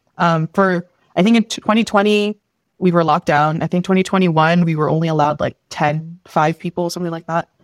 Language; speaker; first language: English; early bilingual, other home language; Filipino